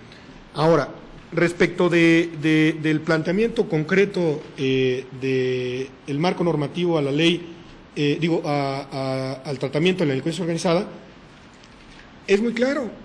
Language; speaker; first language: Spanish; native; Spanish